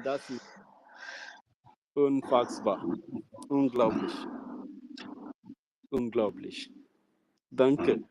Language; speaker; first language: German; non-native, learner; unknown